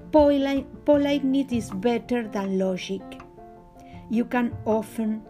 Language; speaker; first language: English; non-native, learner; Spanish